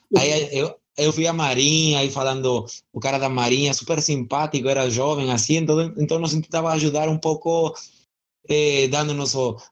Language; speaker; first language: Portuguese; non-native, learner; Spanish